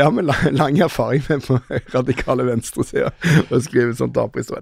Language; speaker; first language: Norwegian; native; Norwegian